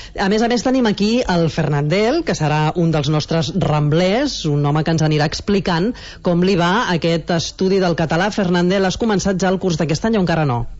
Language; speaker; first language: Catalan; native; Catalan